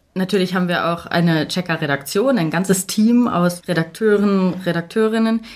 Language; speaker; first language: German; native; German